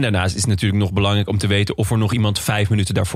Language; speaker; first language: Dutch; native; Dutch